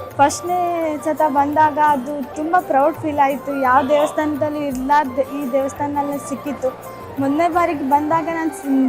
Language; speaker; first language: Kannada; native; Kannada